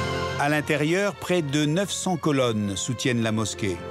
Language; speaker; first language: French; native; French